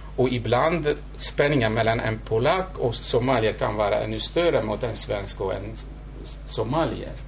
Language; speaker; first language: Swedish; non-native, fluent; Kurdish